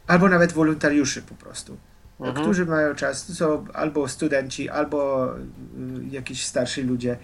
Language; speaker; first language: Polish; non-native, fluent; Slovenian